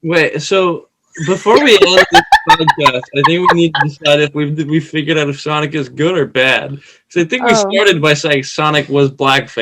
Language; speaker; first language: English; native; English